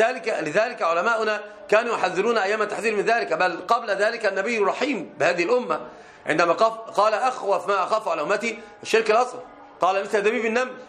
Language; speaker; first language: Arabic; native; Arabic